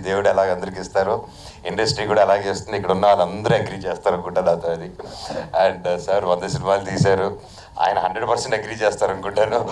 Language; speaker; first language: Telugu; native; Telugu